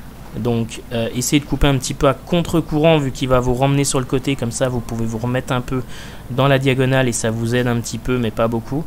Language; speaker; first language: French; native; French